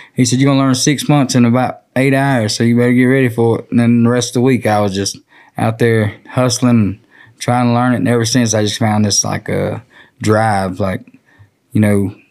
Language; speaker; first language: English; native; English